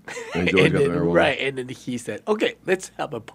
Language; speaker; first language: English; non-native, learner; Japanese